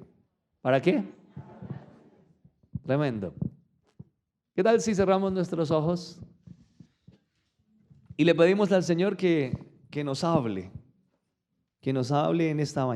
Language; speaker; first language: Spanish; native; Spanish